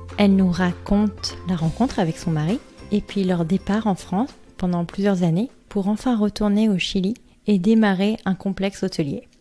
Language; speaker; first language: French; native; French